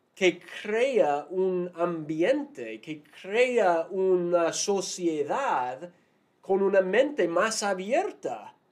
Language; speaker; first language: Spanish; non-native, fluent; English